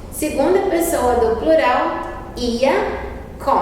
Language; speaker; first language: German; non-native, fluent; Portuguese